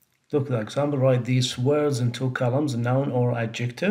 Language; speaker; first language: English; non-native, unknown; Arabic